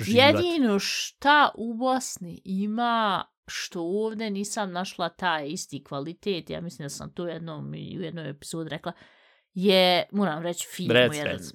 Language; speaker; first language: Bosnian; early bilingual, heritage; Bosnian